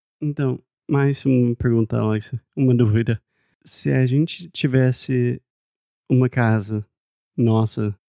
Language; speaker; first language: Portuguese; non-native, fluent; English